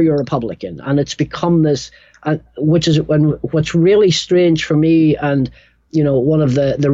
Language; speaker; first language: English; native; English